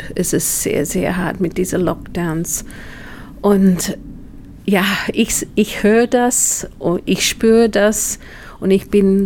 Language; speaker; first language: German; non-native, fluent; English